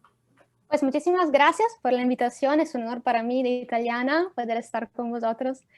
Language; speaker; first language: Spanish; non-native, fluent; Italian